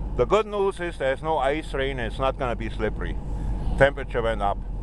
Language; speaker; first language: English; non-native, fluent; German